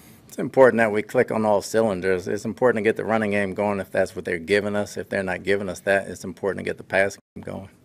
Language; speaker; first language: English; native; English